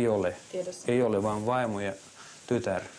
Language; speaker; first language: Finnish; non-native, fluent; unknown